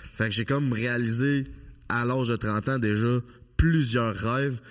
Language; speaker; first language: French; native; French